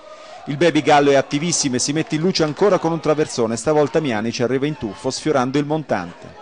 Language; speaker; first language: Italian; native; Italian